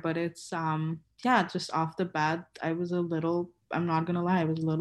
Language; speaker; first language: English; non-native, local second language; Bangla